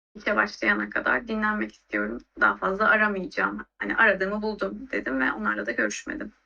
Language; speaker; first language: Turkish; native; Turkish